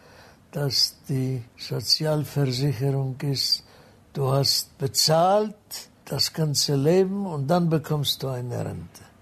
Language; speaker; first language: German; non-native, fluent; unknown